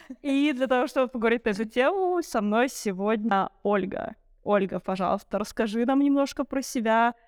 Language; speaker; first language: Russian; early bilingual, other home language; Arabic